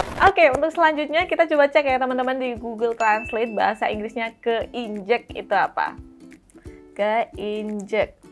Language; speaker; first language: Indonesian; native; Indonesian